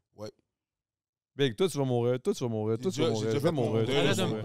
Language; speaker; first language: French; native; French